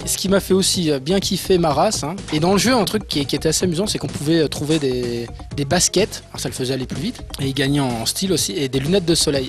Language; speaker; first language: French; native; French